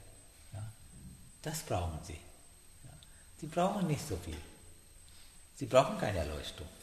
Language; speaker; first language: German; non-native, learner; Sinhala